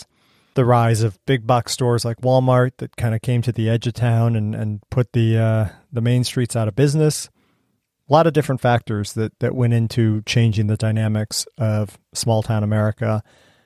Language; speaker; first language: English; native; English